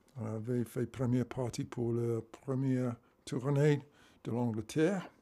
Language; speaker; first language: French; non-native, learner; English